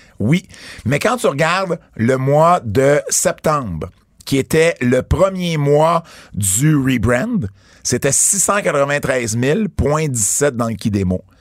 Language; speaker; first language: French; native; French